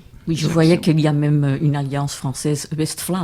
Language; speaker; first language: French; non-native, local second language; Dutch